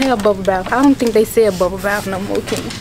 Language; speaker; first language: English; native; English